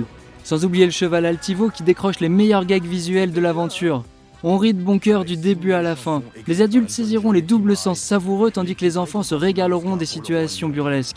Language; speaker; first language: French; native; French